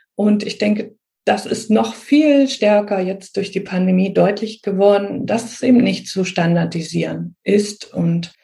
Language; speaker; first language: German; native; German